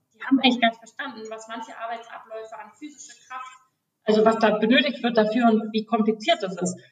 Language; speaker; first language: German; native; German